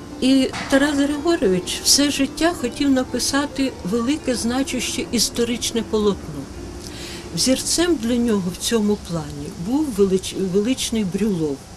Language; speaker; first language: Ukrainian; native; Ukrainian